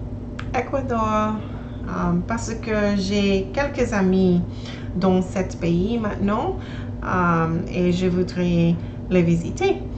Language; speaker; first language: French; non-native, learner; English